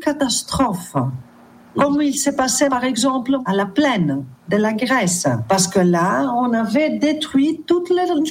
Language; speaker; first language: French; non-native, fluent; Greek